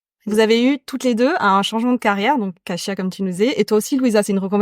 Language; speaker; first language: French; native; French